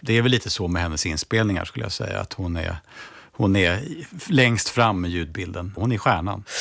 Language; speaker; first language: Swedish; native; Swedish